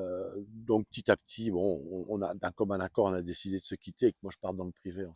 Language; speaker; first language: French; native; French